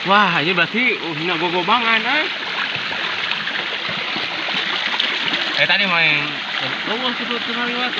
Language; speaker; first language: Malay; non-native, local second language; Sundanese